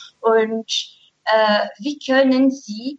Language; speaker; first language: German; non-native, learner; Portuguese